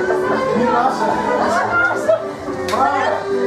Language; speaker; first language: Russian; native; Russian